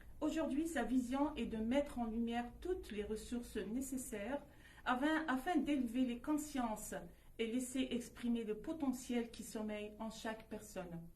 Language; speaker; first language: French; non-native, local second language; Arabic